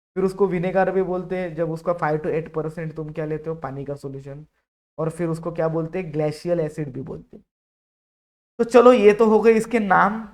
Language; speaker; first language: Hindi; non-native, local second language; Marathi